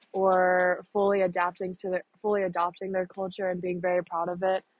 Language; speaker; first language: English; native; English